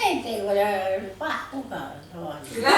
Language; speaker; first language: Hebrew; non-native, learner; Arabic